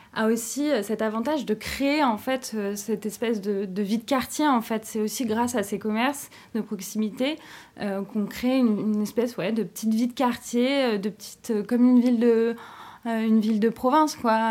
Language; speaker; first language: French; native; French